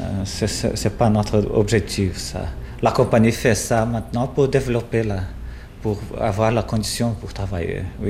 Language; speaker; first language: French; non-native, fluent; Portuguese